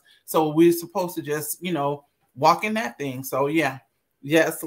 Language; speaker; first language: English; native; English